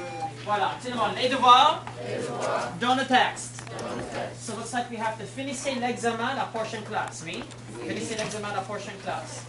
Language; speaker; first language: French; non-native, fluent; English